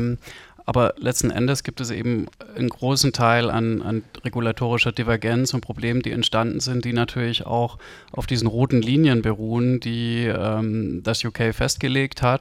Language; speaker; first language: German; native; German